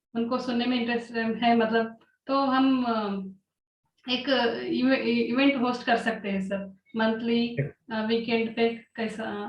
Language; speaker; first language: Hindi; non-native, local second language; Kannada